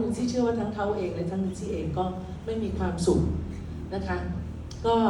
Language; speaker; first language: Thai; early bilingual, other home language; Cantonese